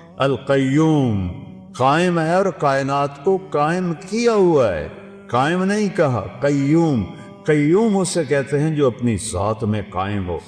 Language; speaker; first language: Urdu; non-native, local second language; Saraiki